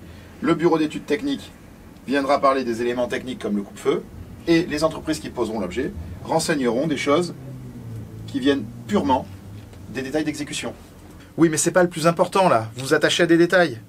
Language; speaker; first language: French; native; French